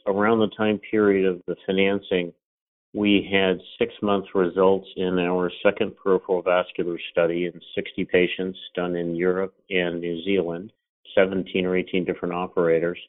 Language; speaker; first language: English; native; English